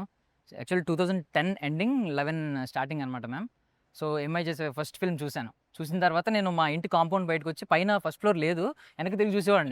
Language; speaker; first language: Telugu; native; Telugu